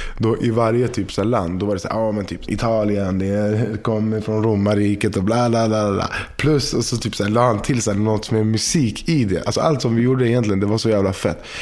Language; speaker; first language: Swedish; early bilingual, other home language; Spanish